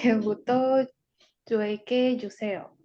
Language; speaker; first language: Korean; non-native, learner; Indonesian